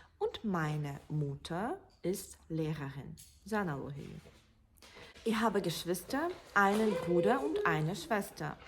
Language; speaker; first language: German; non-native, fluent; Ukrainian